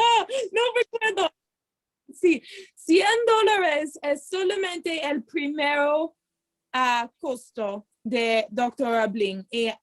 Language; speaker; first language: Spanish; non-native, learner; English